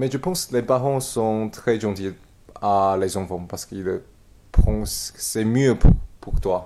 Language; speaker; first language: French; non-native, learner; Chinese